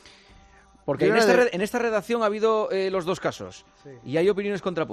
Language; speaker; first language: Spanish; native; Spanish